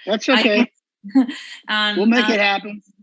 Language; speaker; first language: English; native; English